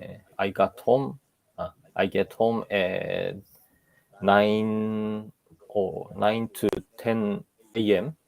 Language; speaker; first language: English; non-native, learner; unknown